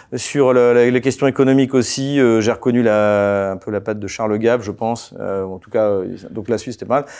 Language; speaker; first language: French; native; French